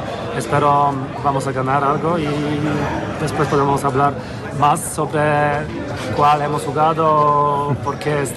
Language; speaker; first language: Spanish; non-native, fluent; Polish